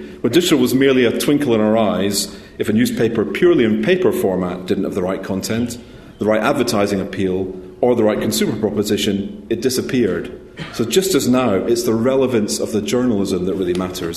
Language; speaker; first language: English; native; English